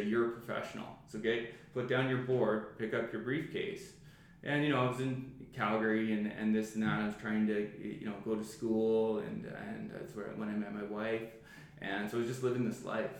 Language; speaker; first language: English; native; English